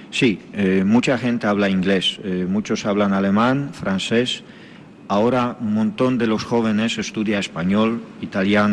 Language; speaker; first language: Spanish; non-native, fluent; Polish